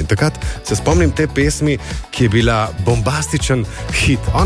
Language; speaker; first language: Slovenian; native; Slovenian